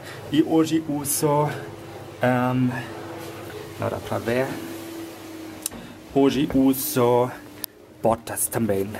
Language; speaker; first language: Portuguese; non-native, fluent; German